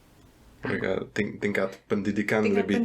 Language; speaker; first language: Indonesian; non-native, fluent; German